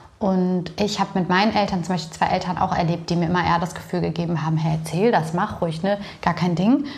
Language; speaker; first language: German; early bilingual, other home language; Bulgarian